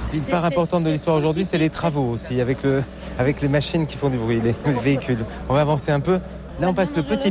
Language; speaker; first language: French; native; French